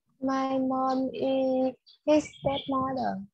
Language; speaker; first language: English; non-native, learner; Vietnamese